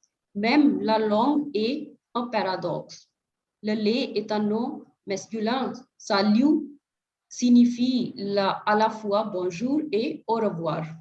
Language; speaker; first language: French; non-native, fluent; Hindi